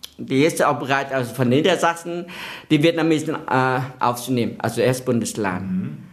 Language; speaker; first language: German; non-native, fluent; Vietnamese